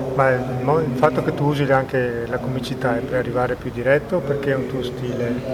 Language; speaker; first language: Italian; native; Italian